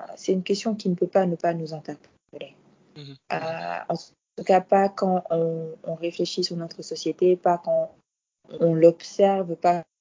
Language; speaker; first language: French; non-native, local second language; Fula